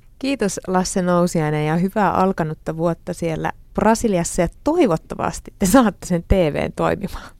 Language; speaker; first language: Finnish; native; Finnish